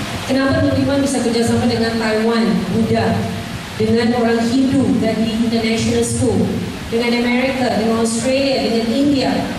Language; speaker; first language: Indonesian; non-native, fluent; Malay